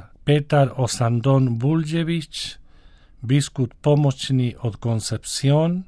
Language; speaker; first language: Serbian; early bilingual, heritage; Spanish